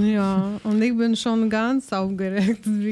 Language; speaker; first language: German; non-native, learner; Ukrainian